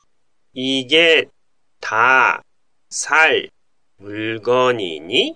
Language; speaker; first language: Korean; non-native, learner; Japanese